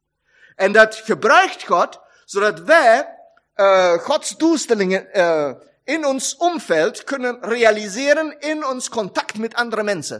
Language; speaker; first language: German; non-native, learner; Dutch